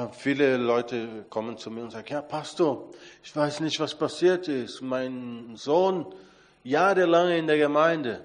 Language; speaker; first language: German; non-native, fluent; Portuguese